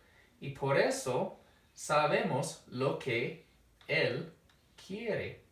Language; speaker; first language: Spanish; non-native, fluent; English